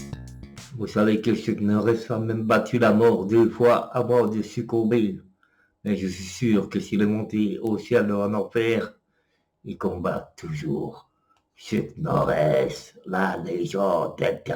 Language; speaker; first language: French; native; French